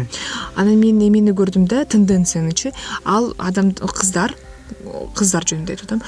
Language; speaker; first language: Kyrgyz; non-native, local second language; Russian